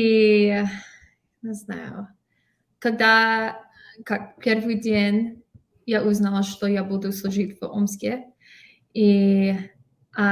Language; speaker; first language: Russian; non-native, learner; English